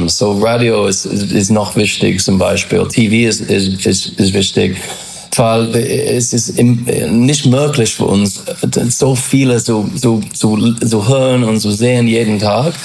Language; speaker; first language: German; non-native, fluent; English